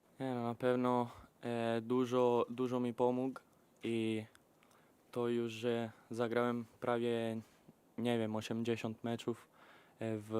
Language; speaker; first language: Polish; early bilingual, heritage; Polish